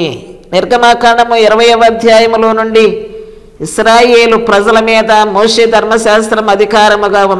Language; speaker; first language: Telugu; native; Telugu